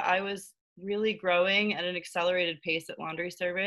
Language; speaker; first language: English; native; English